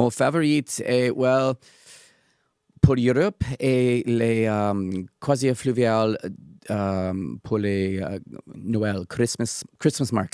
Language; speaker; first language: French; non-native, learner; English